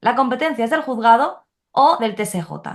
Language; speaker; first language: Spanish; native; Spanish